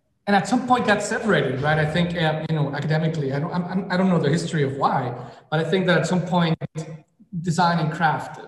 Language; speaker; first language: English; non-native, fluent; Spanish